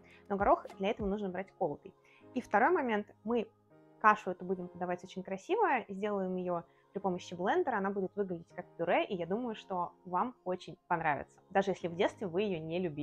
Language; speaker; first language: Russian; native; Russian